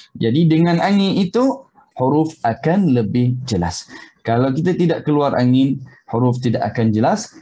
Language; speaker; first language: Malay; non-native, fluent; Arabic